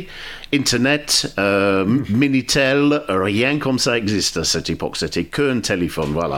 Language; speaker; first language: French; non-native, fluent; English